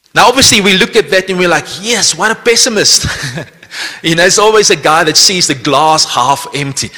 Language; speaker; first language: English; non-native, local second language; Afrikaans